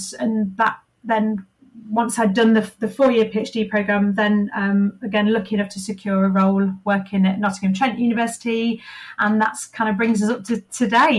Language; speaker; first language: English; native; English